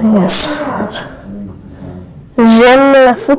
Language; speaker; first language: French; non-native, learner; English